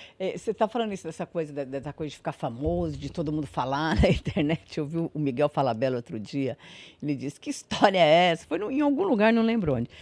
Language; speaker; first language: Portuguese; native; Portuguese